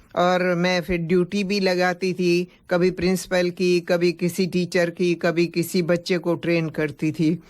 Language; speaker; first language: Hindi; non-native, local second language; Sindhi